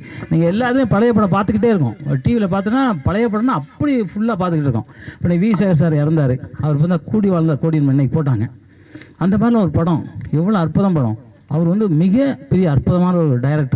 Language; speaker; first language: Tamil; native; Tamil